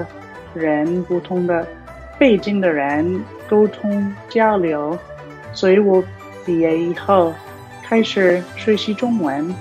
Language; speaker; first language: Chinese; non-native, learner; English